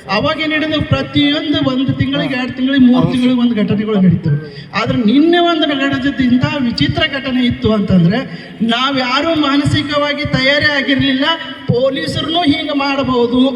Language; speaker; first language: Kannada; native; Kannada